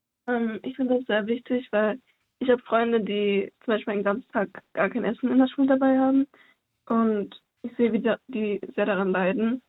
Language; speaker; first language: German; early bilingual, other home language; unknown